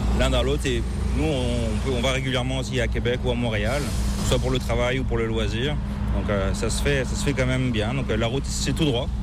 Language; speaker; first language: French; native; French